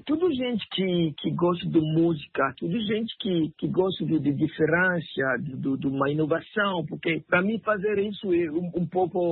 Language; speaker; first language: Portuguese; non-native, learner; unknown